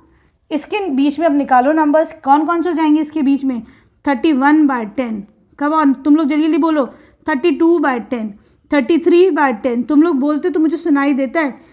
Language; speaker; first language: Hindi; native; Hindi